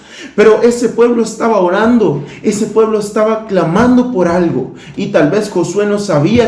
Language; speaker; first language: Spanish; native; Spanish